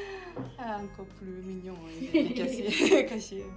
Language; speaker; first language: French; non-native, learner; Japanese